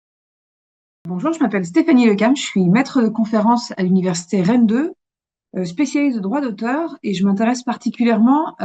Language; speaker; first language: French; native; French